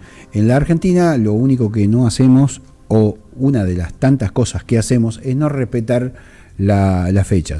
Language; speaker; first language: Spanish; native; Spanish